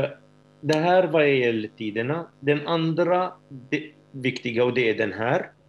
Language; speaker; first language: Swedish; non-native, fluent; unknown